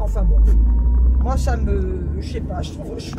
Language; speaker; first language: French; native; French